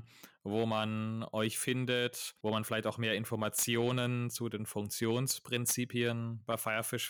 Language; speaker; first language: German; native; German